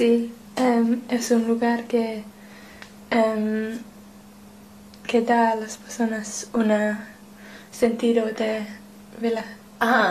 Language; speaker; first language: Spanish; non-native, learner; English